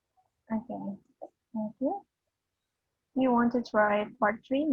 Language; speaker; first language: English; non-native, fluent; Indonesian